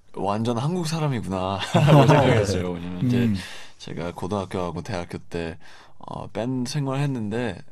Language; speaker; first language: Korean; non-native, fluent; English